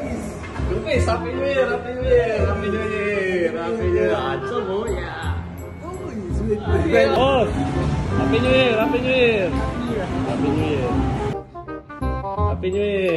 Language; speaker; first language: English; non-native, local second language; Filipino